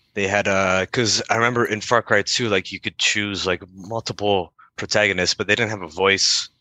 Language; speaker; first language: English; native; English